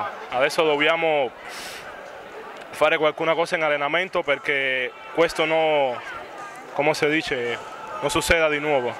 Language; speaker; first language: Italian; non-native, learner; Spanish